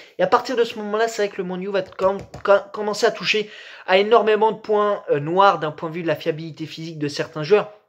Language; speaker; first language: French; native; French